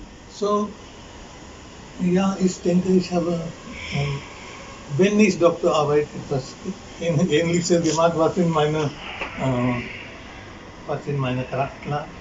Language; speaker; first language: German; non-native, fluent; Marathi